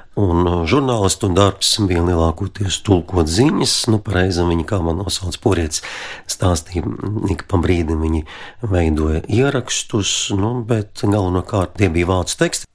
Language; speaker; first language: Latvian; non-native, local second language; Russian